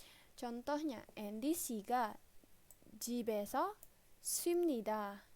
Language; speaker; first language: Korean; non-native, fluent; Indonesian